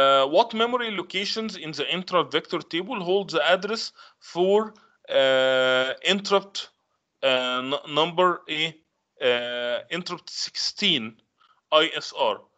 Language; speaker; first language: English; non-native, fluent; Arabic